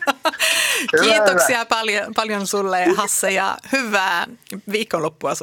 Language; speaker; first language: Finnish; early bilingual, heritage; Finnish